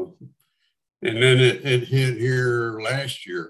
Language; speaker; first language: English; native; English